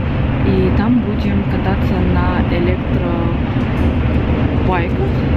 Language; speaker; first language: Russian; non-native, local second language; Kazakh